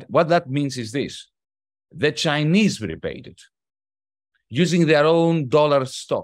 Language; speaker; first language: English; non-native, fluent; Greek